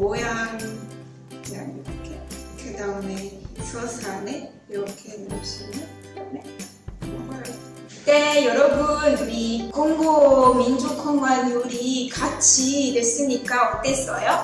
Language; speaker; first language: Korean; non-native, learner; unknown